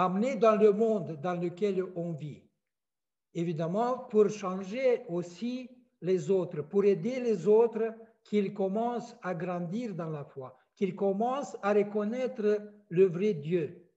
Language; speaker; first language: French; non-native, fluent; Romanian